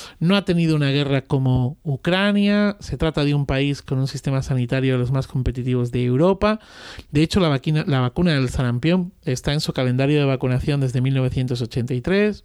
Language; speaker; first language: Spanish; native; Spanish